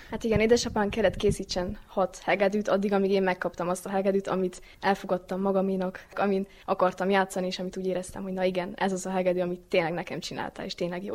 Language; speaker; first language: Hungarian; native; Hungarian